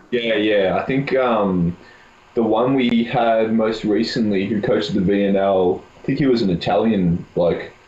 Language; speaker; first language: English; native; English